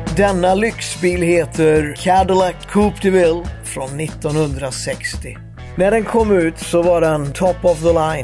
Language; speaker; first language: Swedish; native; Swedish